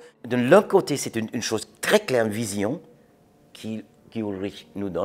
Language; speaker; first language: French; non-native, learner; English